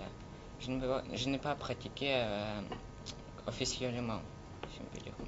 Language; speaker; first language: French; non-native, learner; Russian